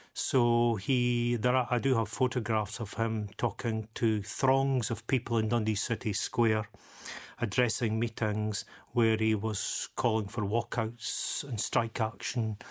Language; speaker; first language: English; native; English